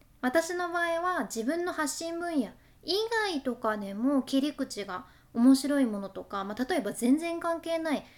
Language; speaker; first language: Japanese; native; Japanese